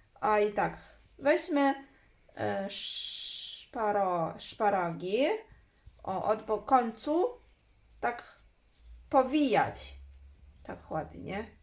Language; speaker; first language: Polish; non-native, learner; Chinese